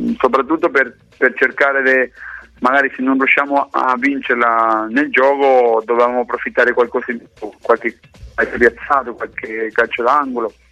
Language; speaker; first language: Italian; non-native, fluent; Spanish